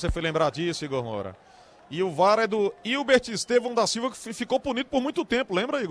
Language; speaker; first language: Portuguese; native; Portuguese